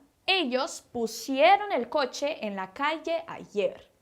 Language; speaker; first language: Spanish; non-native, fluent; Portuguese